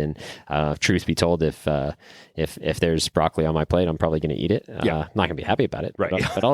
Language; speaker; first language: English; native; English